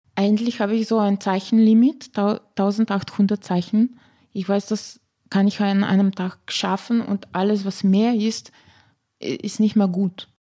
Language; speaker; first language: German; non-native, fluent; Slovenian